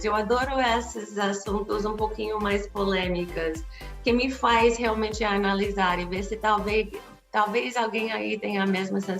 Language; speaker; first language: Portuguese; non-native, fluent; English